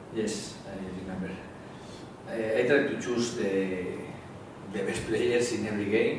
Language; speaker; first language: English; non-native, learner; Spanish